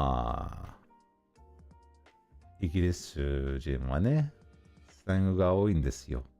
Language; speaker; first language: Japanese; non-native, learner; English